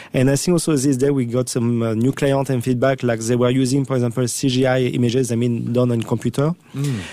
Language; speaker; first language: English; non-native, fluent; French